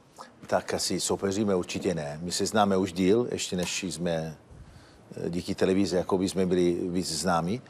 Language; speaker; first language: Czech; non-native, fluent; Italian